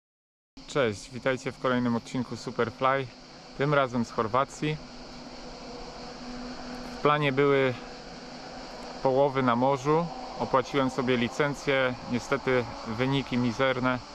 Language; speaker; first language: Polish; native; Polish